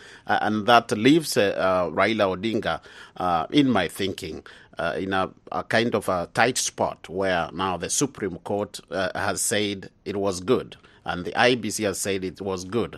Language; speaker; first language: English; non-native, local second language; Swahili